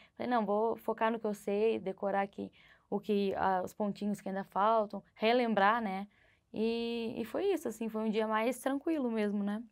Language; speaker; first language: Portuguese; native; Portuguese